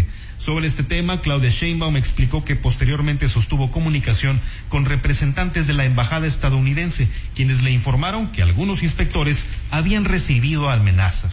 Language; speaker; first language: Spanish; native; Spanish